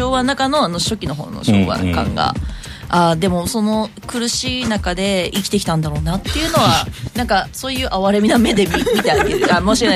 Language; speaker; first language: Japanese; native; Japanese